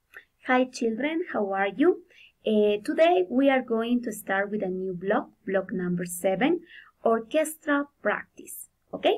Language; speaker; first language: English; non-native, fluent; Spanish